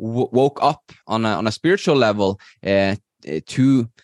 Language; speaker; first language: English; non-native, fluent; Norwegian